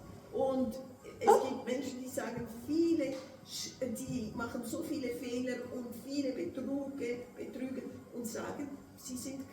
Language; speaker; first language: German; non-native, fluent; Portuguese